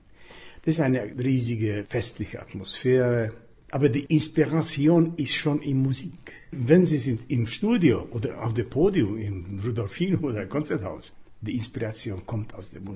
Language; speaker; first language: German; non-native, fluent; Slovak